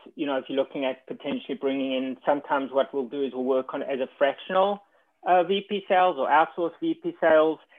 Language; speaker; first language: English; native; English